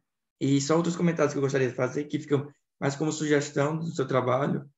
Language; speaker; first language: Portuguese; native; Portuguese